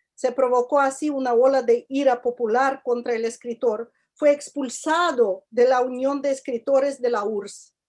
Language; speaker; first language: Spanish; non-native, fluent; Russian